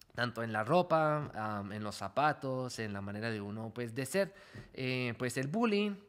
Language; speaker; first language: Spanish; early bilingual, heritage; Spanish